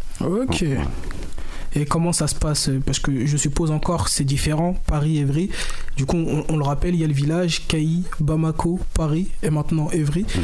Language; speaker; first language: French; native; French